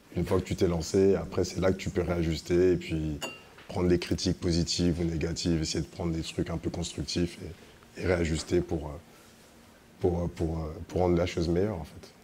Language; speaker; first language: French; early bilingual, other home language; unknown